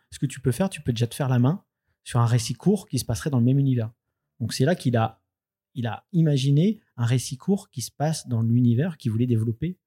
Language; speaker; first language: French; native; French